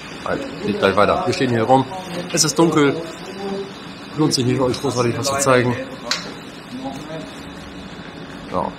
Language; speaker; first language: German; native; German